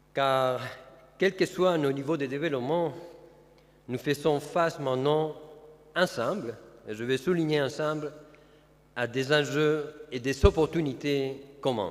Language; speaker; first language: French; non-native, fluent; Spanish